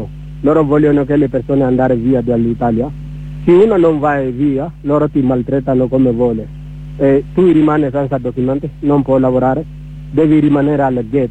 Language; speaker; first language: Italian; non-native, learner; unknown